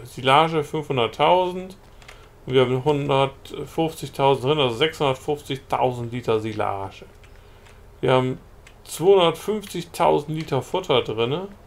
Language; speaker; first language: German; native; German